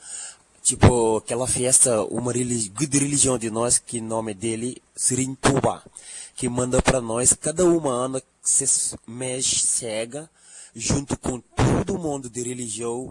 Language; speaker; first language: Portuguese; non-native, learner; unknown